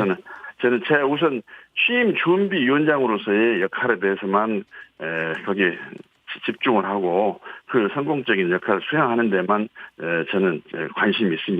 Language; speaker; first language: Korean; native; Korean